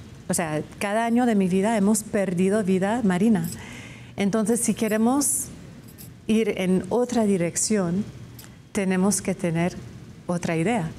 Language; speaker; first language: Spanish; non-native, fluent; English